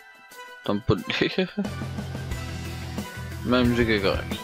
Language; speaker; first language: French; native; French